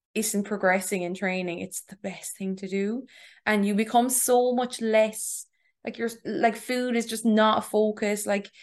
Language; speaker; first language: English; native; English